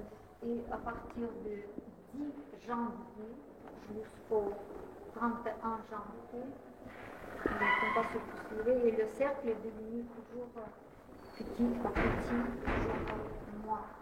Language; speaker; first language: French; non-native, fluent; Russian